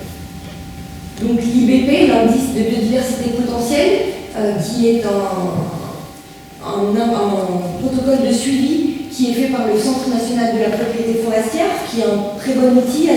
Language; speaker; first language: French; native; French